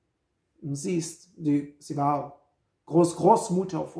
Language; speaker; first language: German; non-native, fluent; Hebrew